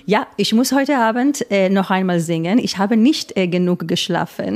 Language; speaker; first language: German; non-native, fluent; Hebrew